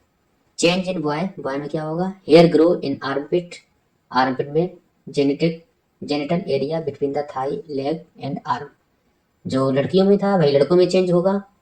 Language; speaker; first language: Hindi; native; Hindi